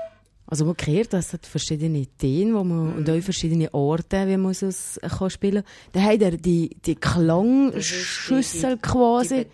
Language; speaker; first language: German; native; German